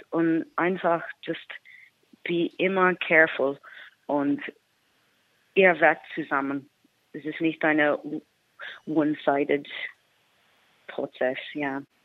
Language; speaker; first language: German; non-native, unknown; English